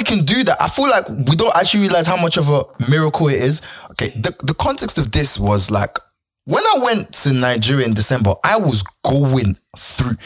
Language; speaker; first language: English; non-native, local second language; Yoruba